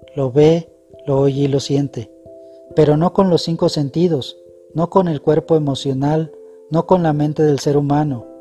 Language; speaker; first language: Spanish; native; Spanish